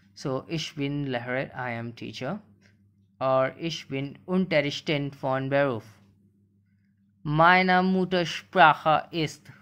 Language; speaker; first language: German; non-native, learner; Hindi